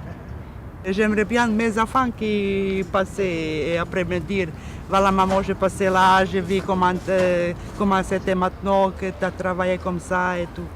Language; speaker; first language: French; non-native, learner; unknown